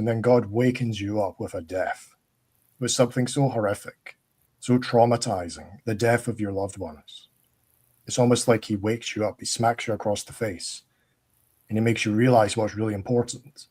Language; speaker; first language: English; native; English